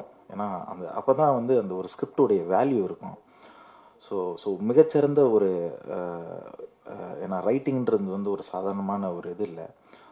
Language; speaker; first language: Tamil; native; Tamil